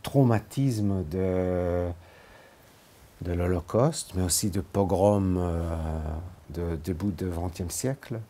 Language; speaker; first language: French; non-native, fluent; Hebrew